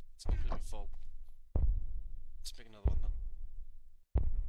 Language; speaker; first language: English; native; English